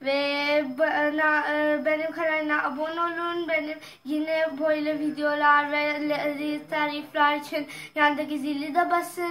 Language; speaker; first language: Turkish; non-native, learner; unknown